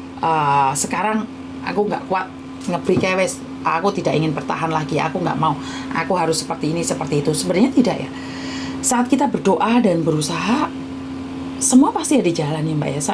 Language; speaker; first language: Indonesian; non-native, local second language; Javanese